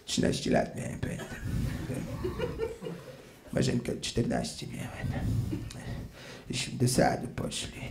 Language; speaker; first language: Polish; native; Polish